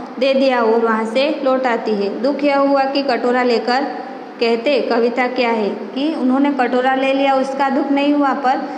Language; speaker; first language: Hindi; non-native, local second language; Gujarati